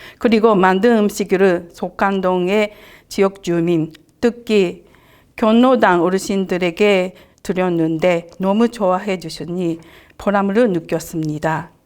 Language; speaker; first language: Korean; non-native, fluent; Japanese